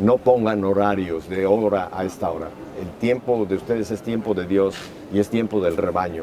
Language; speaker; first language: Spanish; native; Spanish